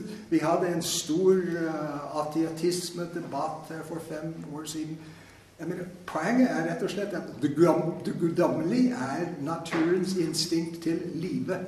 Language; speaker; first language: Norwegian; non-native, fluent; English